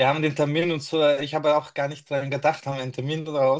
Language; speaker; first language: German; non-native, fluent; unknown